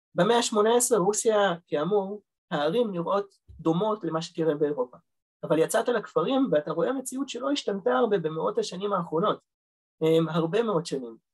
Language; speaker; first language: Hebrew; early bilingual, other home language; Russian